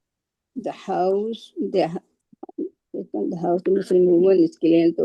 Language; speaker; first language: English; non-native, local second language; Urdu